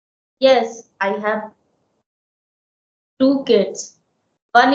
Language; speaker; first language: English; non-native, learner; Hindi